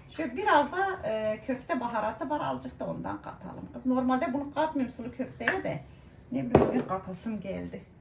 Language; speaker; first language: Turkish; early bilingual, heritage; Turkish